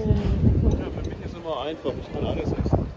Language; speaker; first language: German; native; German